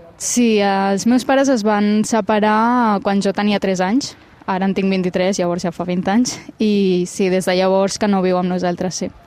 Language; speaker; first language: Catalan; early bilingual, other home language; Punjabi